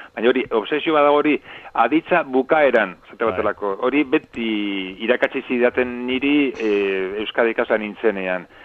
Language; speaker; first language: Basque; non-native, local second language; Spanish